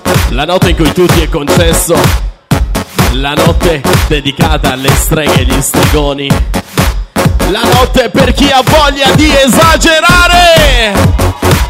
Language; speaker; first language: Italian; native; Italian